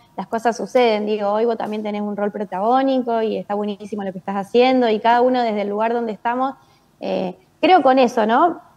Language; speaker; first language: Spanish; native; Spanish